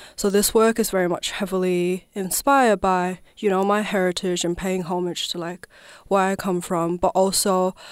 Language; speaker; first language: English; non-native, fluent; Chinese